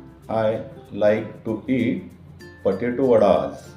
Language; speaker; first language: English; non-native, learner; Marathi